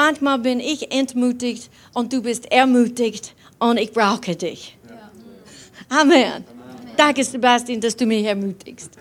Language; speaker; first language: German; non-native, fluent; English